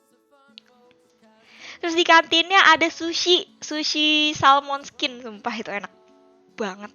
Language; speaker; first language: Indonesian; native; Indonesian